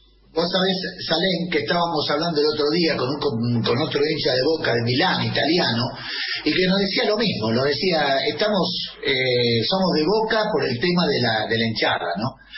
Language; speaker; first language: Spanish; native; Spanish